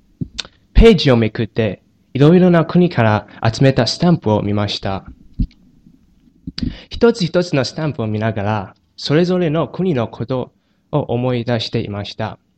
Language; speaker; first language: Japanese; non-native, learner; Chinese